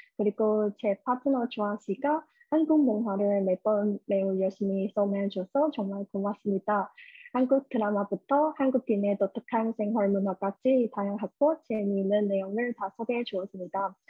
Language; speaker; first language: Korean; non-native, fluent; Chinese